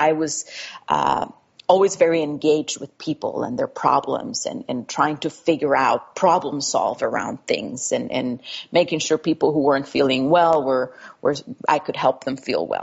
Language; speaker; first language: English; non-native, fluent; Spanish